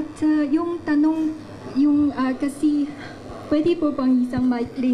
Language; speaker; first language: Filipino; non-native, learner; Chinese